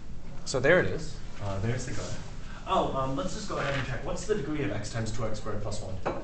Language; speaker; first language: English; native; English